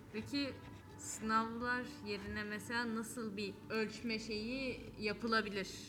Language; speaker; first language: Turkish; native; Turkish